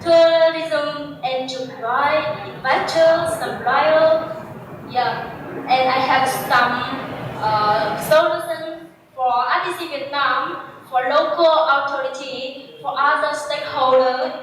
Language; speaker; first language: English; non-native, learner; Vietnamese